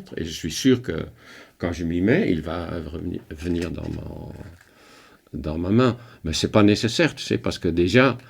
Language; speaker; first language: French; non-native, fluent; Dutch